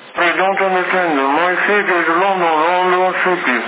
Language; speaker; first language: English; non-native, learner; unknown